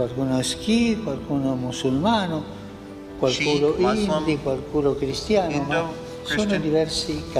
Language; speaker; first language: Italian; non-native, fluent; Spanish